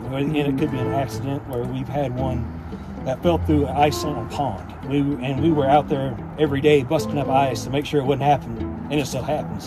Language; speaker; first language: English; native; English